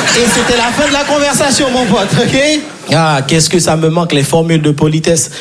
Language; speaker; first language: French; non-native, local second language; Haitian Creole